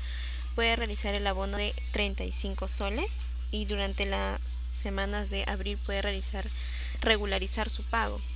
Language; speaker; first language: Spanish; native; Spanish